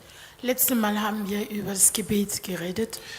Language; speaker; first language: German; non-native, learner; Lingala